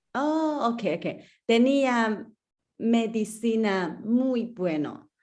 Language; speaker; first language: Spanish; non-native, learner; English